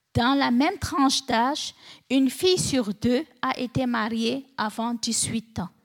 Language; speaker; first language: French; non-native, local second language; Fula